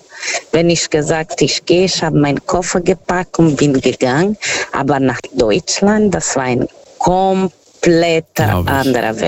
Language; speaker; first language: German; non-native, fluent; Portuguese